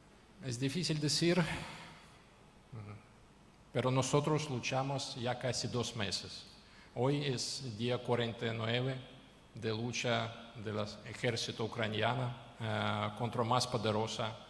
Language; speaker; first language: Spanish; non-native, fluent; Ukrainian